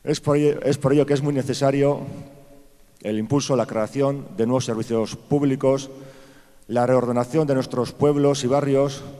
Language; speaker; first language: Spanish; non-native, local second language; Basque